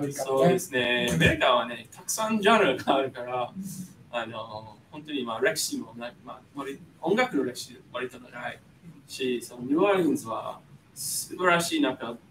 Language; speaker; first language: Japanese; non-native, fluent; English